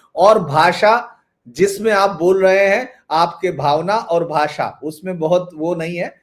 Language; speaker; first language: Hindi; native; Hindi